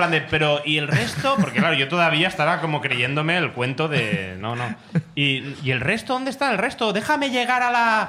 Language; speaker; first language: Spanish; non-native, local second language; Catalan